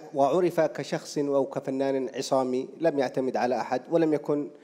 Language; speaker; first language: Arabic; native; Arabic